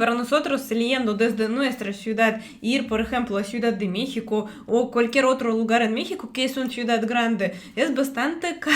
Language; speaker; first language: Spanish; non-native, fluent; Russian